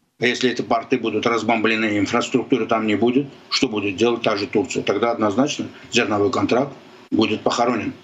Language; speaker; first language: Russian; non-native, local second language; Azerbaijani